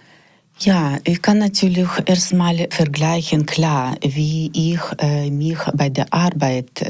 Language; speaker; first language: German; non-native, learner; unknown